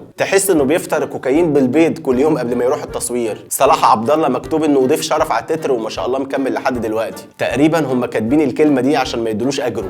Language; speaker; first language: Arabic; native; Arabic